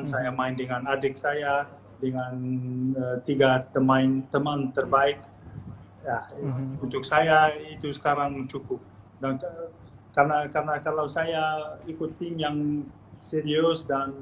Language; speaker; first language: Indonesian; non-native, fluent; Dutch